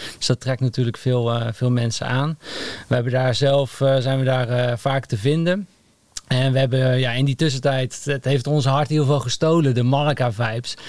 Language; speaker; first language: Dutch; native; Dutch